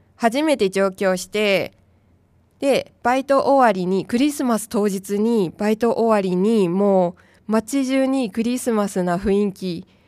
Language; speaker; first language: Japanese; non-native, fluent; Chinese